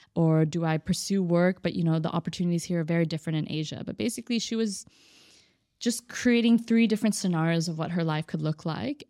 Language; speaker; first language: English; native; English